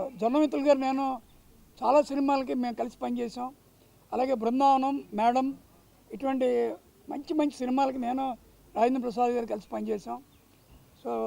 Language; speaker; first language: Telugu; native; Telugu